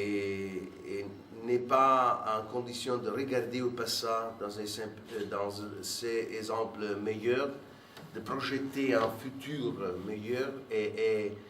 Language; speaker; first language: French; non-native, fluent; Italian